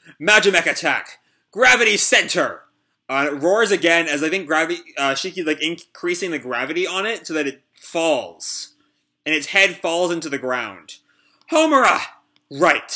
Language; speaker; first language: English; native; English